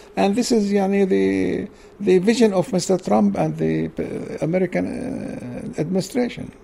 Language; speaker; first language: English; non-native, learner; Arabic